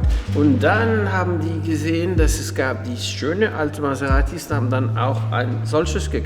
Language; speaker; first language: German; non-native, fluent; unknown